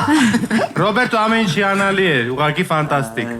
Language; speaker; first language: Armenian; native; Armenian